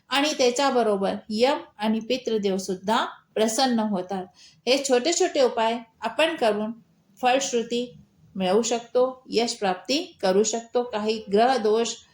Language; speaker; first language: Marathi; non-native, local second language; Hindi